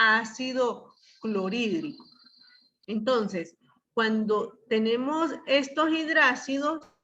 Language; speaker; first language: Spanish; native; Spanish